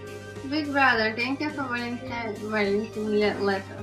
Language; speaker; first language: English; non-native, learner; Russian